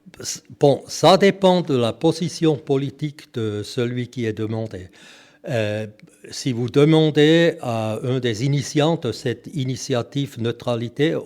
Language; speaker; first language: French; non-native, local second language; German